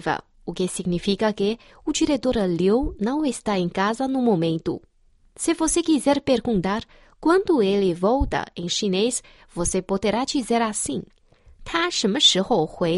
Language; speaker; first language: Portuguese; non-native, fluent; Chinese